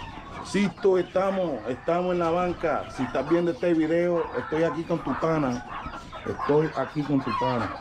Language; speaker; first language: Spanish; non-native, fluent; English